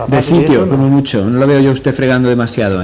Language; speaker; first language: Spanish; native; Spanish